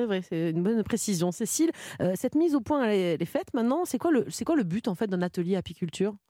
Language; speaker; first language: French; native; French